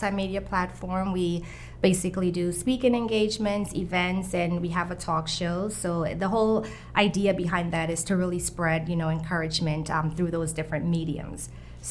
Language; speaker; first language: English; native; English